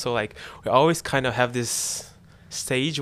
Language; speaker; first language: English; non-native, learner; Portuguese